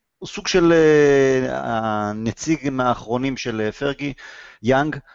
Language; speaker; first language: Hebrew; native; Hebrew